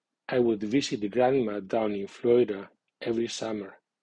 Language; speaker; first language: English; non-native, fluent; Spanish